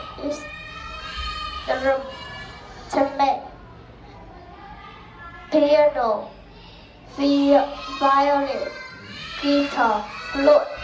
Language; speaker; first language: English; non-native, learner; Vietnamese